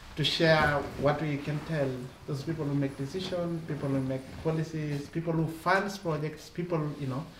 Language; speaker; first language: English; non-native, local second language; Masai